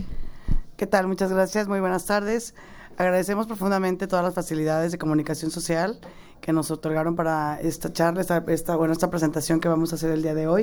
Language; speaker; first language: Spanish; native; Spanish